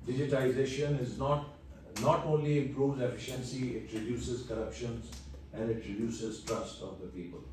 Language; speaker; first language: English; non-native, local second language; Urdu